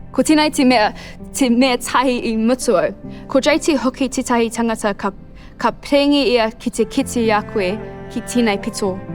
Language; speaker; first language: Māori; non-native, local second language; English